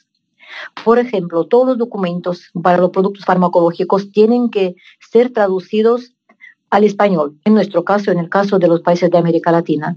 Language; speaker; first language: Spanish; non-native, fluent; Russian